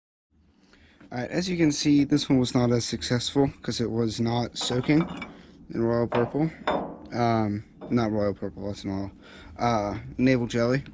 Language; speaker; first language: English; native; English